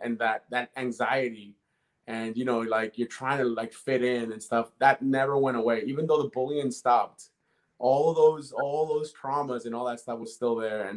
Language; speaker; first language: English; early bilingual, other home language; Spanish